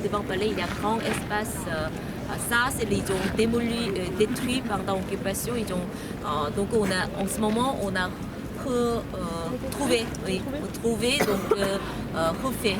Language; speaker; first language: French; non-native, learner; Korean